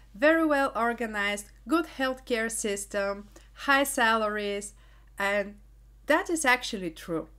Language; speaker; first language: English; non-native, fluent; Bulgarian